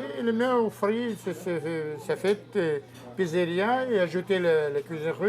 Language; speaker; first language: French; non-native, learner; Russian